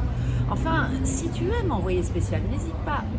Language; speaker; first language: French; native; French